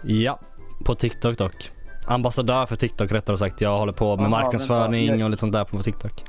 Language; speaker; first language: Swedish; native; Swedish